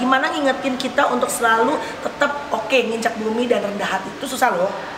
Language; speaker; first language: Indonesian; native; Indonesian